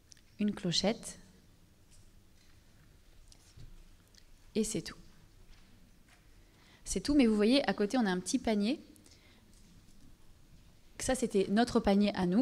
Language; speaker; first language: French; native; French